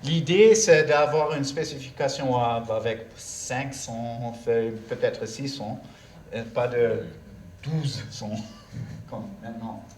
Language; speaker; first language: French; non-native, learner; German